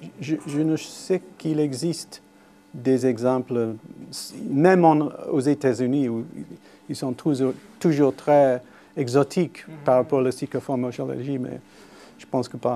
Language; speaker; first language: French; non-native, fluent; English